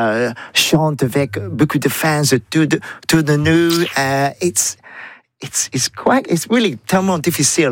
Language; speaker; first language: French; non-native, learner; English